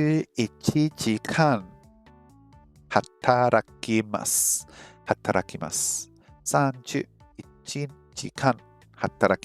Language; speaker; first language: Japanese; non-native, learner; English